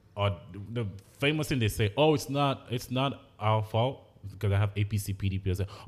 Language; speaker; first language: English; non-native, local second language; Igbo